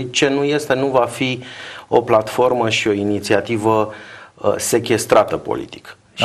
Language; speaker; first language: Romanian; native; Romanian